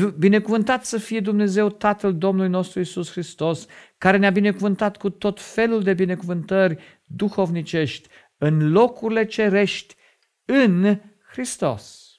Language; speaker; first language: Romanian; non-native, fluent; German